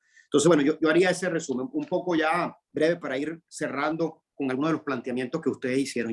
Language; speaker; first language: Spanish; native; Spanish